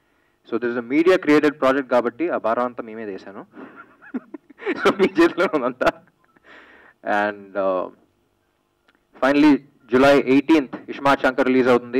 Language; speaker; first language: Telugu; native; Telugu